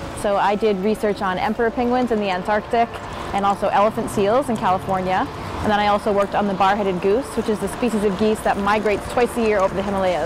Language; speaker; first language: English; early bilingual, other home language; Swedish